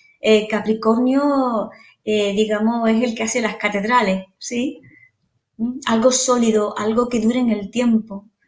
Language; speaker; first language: Spanish; native; Spanish